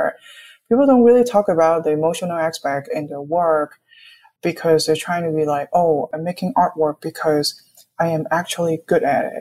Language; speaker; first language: English; non-native, local second language; Cantonese